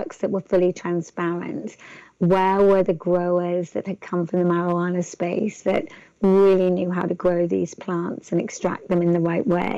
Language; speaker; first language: English; native; English